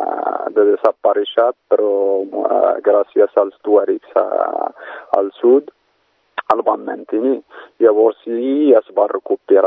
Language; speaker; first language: Catalan; non-native, fluent; Berber languages